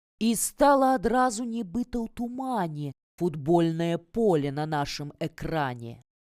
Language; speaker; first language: Belarusian; native; Belarusian